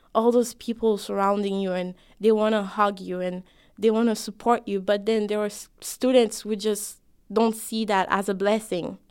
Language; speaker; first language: English; non-native, fluent; Haitian Creole